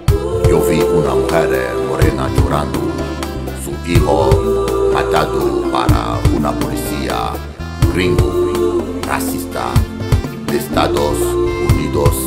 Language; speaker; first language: Spanish; non-native, learner; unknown